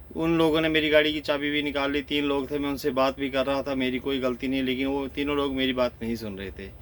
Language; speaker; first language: Hindi; native; Hindi